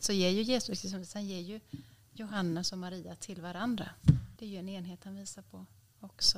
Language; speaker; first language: Swedish; native; Swedish